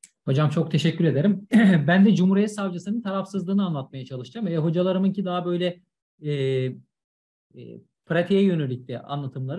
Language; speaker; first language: Turkish; native; Turkish